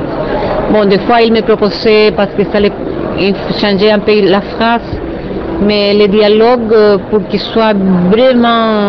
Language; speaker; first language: French; non-native, fluent; Spanish